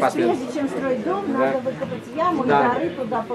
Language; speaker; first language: Russian; native; Russian